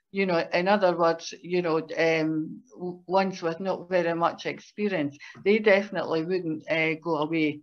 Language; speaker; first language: English; native; English